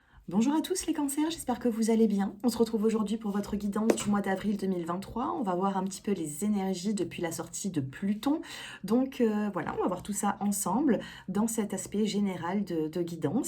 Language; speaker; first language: French; native; French